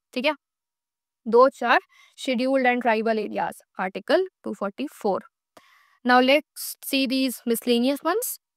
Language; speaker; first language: Hindi; native; Hindi